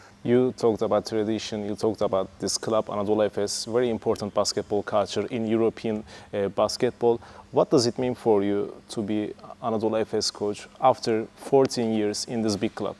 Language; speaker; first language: English; non-native, fluent; Turkish